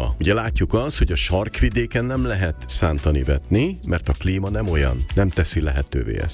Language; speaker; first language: Hungarian; native; Hungarian